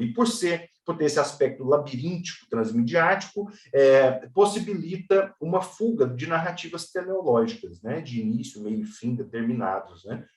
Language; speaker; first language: Portuguese; native; Portuguese